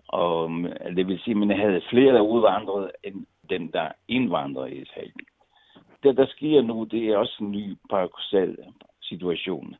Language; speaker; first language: Danish; non-native, fluent; Italian